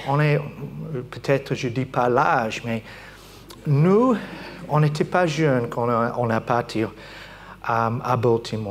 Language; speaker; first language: French; non-native, fluent; English